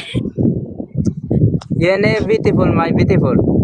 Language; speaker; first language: English; non-native, learner; Oromo